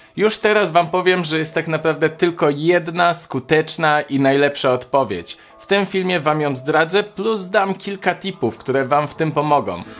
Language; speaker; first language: Polish; native; Polish